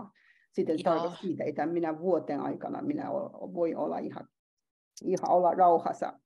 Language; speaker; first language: Finnish; non-native, learner; Chinese